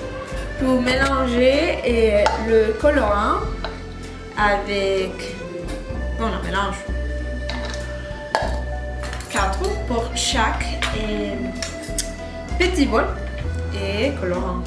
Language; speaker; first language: French; non-native, learner; Spanish